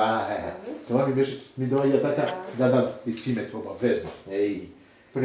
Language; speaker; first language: Macedonian; non-native, fluent; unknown